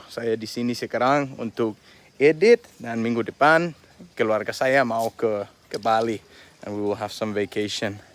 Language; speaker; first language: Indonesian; non-native, fluent; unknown